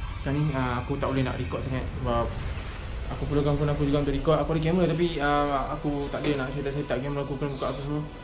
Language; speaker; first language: Malay; native; Malay